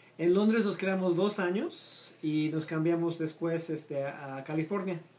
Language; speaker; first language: Spanish; native; Spanish